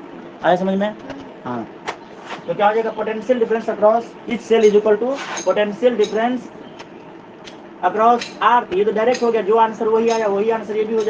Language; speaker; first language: Hindi; native; Hindi